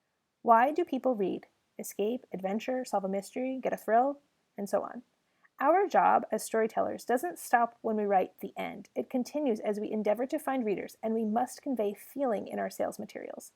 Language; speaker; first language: English; native; English